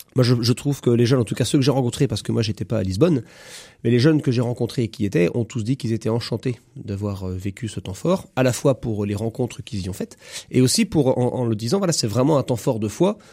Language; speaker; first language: French; native; French